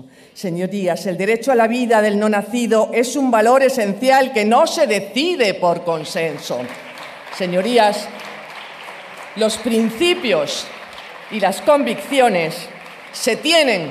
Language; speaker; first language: Spanish; native; Spanish